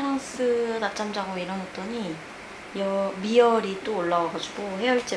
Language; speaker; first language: Korean; native; Korean